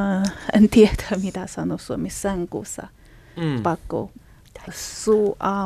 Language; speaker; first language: Finnish; non-native, learner; Chinese